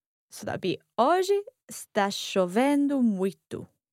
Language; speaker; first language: Portuguese; non-native, learner; English